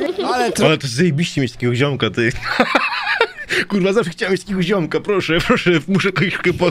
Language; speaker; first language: Polish; native; Polish